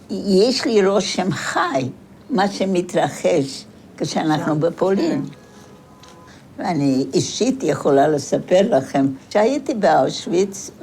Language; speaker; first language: Hebrew; non-native, fluent; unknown